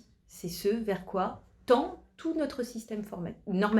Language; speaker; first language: French; native; French